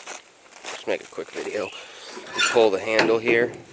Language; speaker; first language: English; native; English